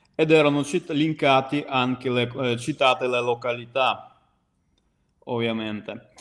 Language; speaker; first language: Italian; non-native, fluent; Ukrainian